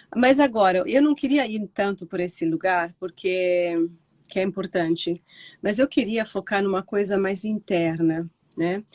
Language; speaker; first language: Portuguese; non-native, fluent; Italian